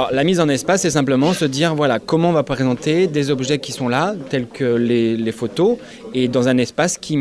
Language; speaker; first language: French; native; French